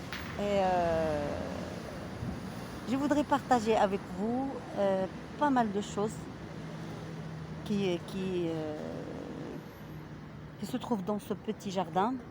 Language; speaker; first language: French; non-native, local second language; Arabic